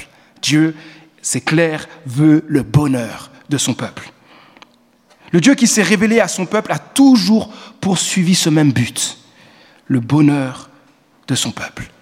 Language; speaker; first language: French; native; French